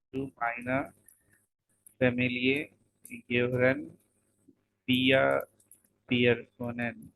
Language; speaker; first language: German; non-native, learner; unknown